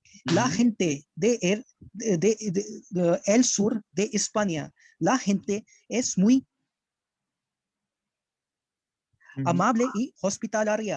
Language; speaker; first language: Spanish; non-native, learner; Hindi